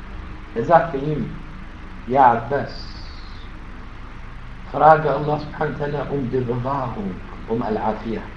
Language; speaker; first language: German; non-native, fluent; Arabic